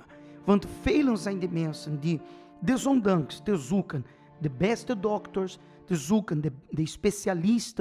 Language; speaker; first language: Dutch; non-native, fluent; Portuguese